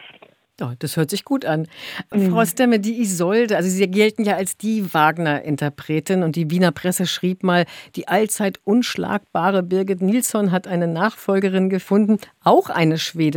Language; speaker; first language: German; native; German